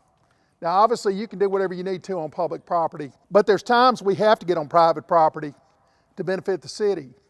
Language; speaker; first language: English; native; English